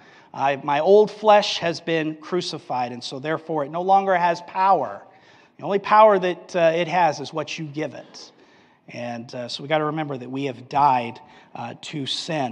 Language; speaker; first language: English; native; English